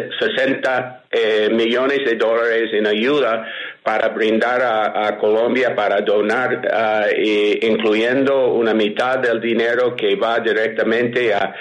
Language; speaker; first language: Spanish; non-native, fluent; English